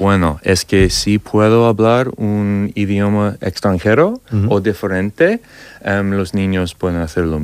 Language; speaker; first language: Spanish; non-native, fluent; English